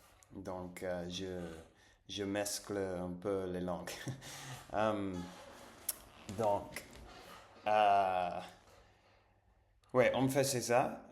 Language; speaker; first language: French; non-native, fluent; Spanish